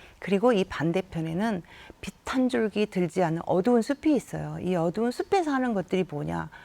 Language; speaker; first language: Korean; native; Korean